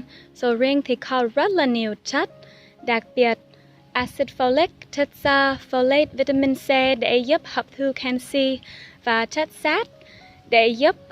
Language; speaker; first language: Vietnamese; non-native, fluent; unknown